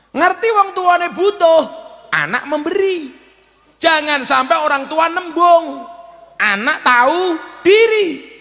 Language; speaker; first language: Indonesian; native; Indonesian